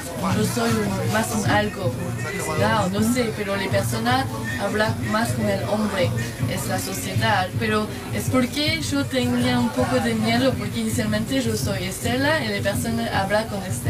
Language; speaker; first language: Spanish; non-native, learner; French